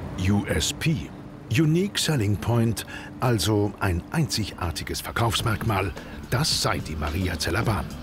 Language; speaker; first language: German; native; German